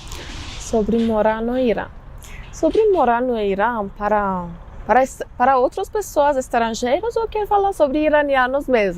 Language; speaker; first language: Portuguese; non-native, fluent; Persian